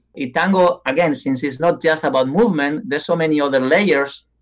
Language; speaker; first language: English; non-native, fluent; Japanese